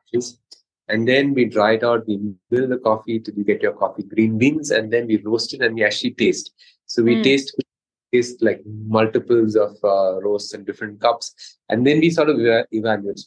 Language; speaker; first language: English; non-native, local second language; Konkani